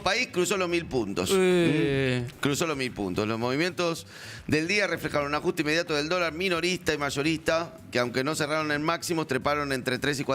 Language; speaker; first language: Spanish; native; Spanish